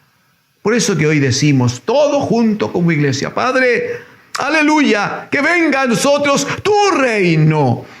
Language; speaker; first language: Spanish; native; Spanish